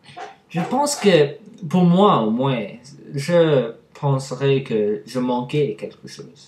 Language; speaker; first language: French; non-native, learner; English